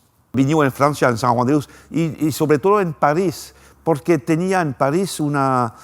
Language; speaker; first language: Spanish; non-native, fluent; French